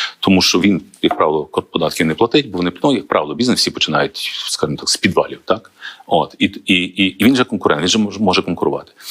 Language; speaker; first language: Ukrainian; native; Ukrainian